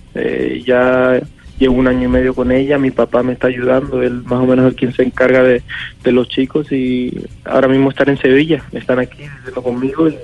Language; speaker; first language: Spanish; native; Spanish